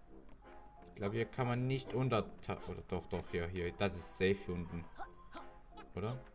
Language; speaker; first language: German; native; German